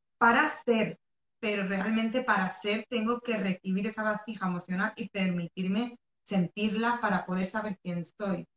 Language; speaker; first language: Spanish; early bilingual, other home language; Arabic